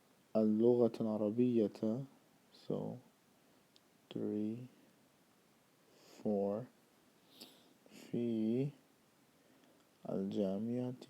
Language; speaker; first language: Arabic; non-native, fluent; English